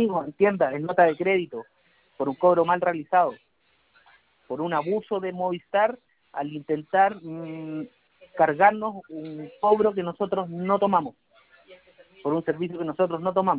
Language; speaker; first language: Spanish; native; Spanish